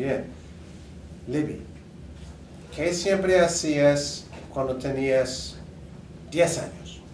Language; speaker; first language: Spanish; non-native, fluent; English